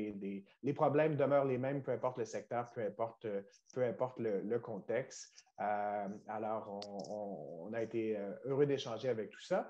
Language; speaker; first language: French; native; French